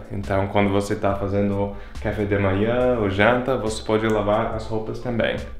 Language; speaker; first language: Portuguese; non-native, fluent; English